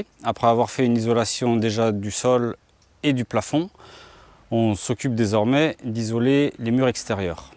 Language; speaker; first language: French; native; French